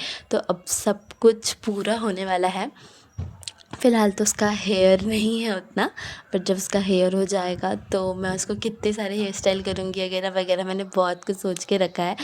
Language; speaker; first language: Hindi; native; Hindi